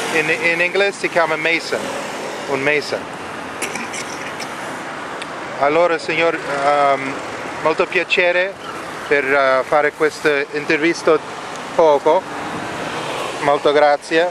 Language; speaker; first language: Italian; non-native, learner; English